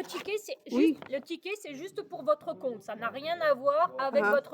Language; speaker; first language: French; native; French